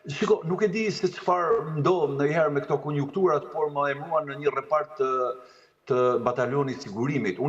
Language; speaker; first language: Albanian; native; Albanian